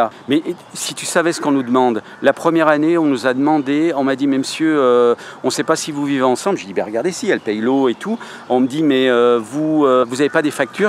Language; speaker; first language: French; native; French